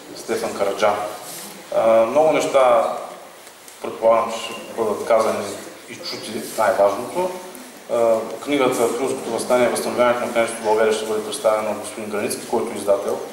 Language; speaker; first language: Bulgarian; native; Bulgarian